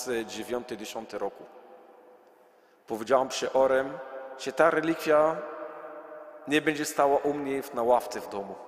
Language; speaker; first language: Polish; non-native, learner; Arabic